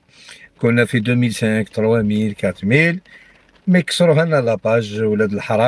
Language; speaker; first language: Arabic; non-native, local second language; Kabyle